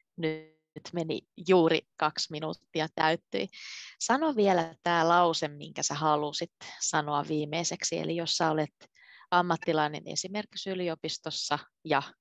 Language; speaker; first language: Finnish; native; Finnish